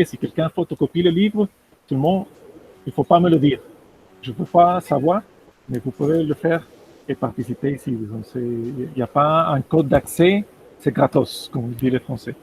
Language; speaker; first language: French; non-native, fluent; Spanish